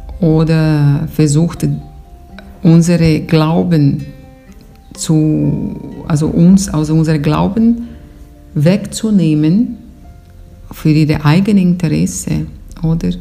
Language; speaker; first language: German; non-native, fluent; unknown